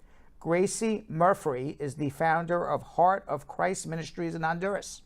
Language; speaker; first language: English; native; English